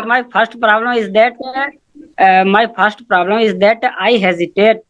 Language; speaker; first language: English; non-native, learner; Hindi